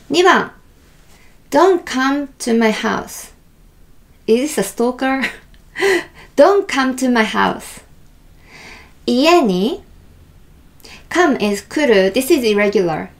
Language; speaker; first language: English; non-native, fluent; Japanese